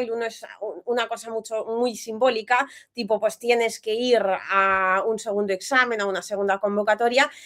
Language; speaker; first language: Spanish; non-native, fluent; Russian